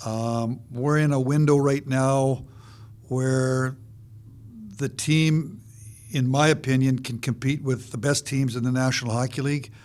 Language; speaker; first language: English; native; English